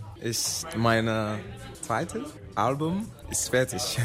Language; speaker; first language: German; non-native, learner; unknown